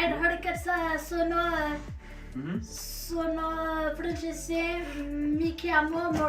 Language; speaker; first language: Italian; non-native, learner; French